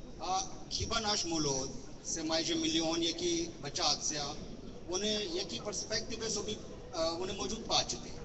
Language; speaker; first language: Ukrainian; non-native, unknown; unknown